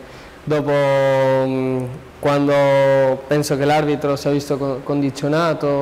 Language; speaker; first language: Italian; non-native, learner; Spanish